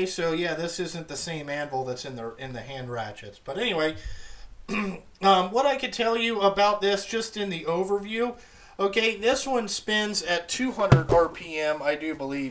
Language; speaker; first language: English; native; English